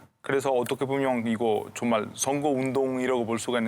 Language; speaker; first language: Korean; non-native, fluent; Italian